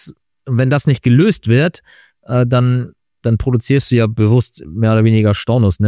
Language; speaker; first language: German; native; German